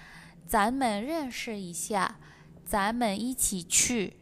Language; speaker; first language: Chinese; non-native, fluent; Indonesian